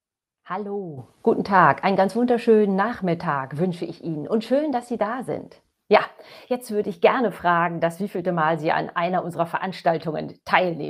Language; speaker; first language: German; native; German